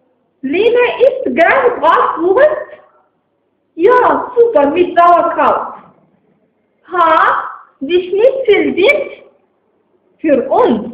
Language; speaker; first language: German; non-native, fluent; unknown